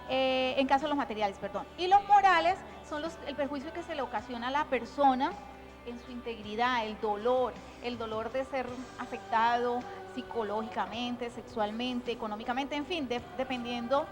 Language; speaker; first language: Spanish; native; Spanish